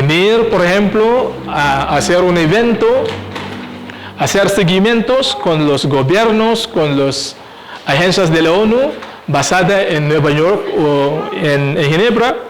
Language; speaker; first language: Spanish; non-native, fluent; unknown